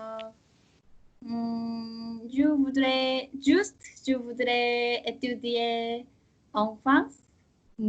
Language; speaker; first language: French; non-native, learner; Korean